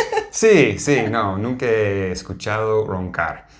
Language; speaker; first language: Spanish; non-native, fluent; English